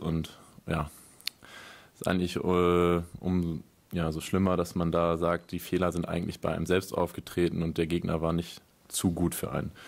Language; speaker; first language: German; native; German